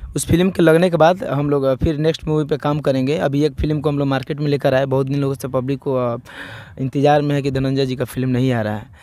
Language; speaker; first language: Hindi; native; Hindi